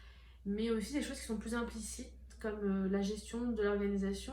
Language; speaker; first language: French; native; French